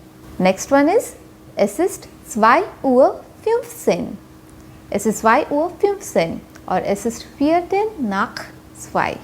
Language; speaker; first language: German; non-native, fluent; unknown